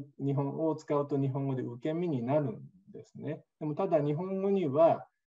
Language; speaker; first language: Japanese; native; Japanese